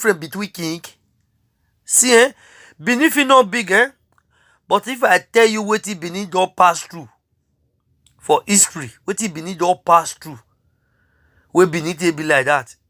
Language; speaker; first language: Nigerian Pidgin; non-native, local second language; Bini